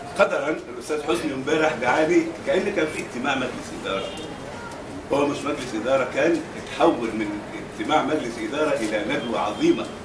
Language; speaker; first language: Egyptian Arabic; non-native, local second language; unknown